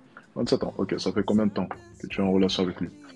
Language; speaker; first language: French; native; French